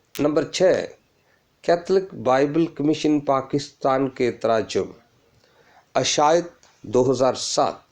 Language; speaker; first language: Urdu; non-native, local second language; Punjabi